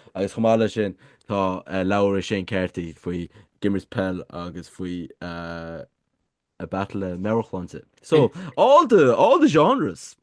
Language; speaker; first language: Irish; native; Irish